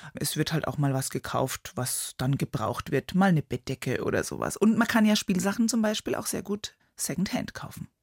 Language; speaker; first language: German; native; German